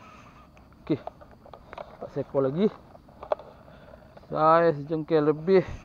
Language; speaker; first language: Malay; native; Malay